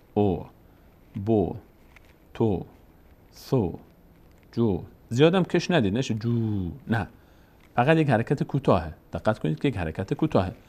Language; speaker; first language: Persian; native; Persian